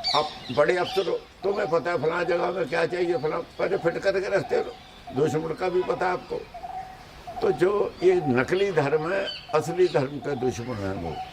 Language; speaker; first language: Hindi; non-native, local second language; Punjabi